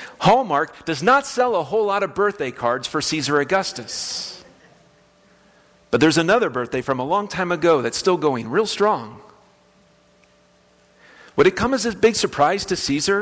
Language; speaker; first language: English; native; English